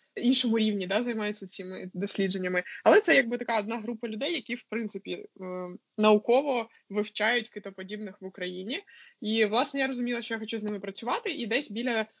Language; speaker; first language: Ukrainian; native; Ukrainian